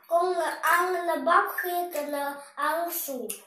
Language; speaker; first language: Vietnamese; early bilingual, heritage; Vietnamese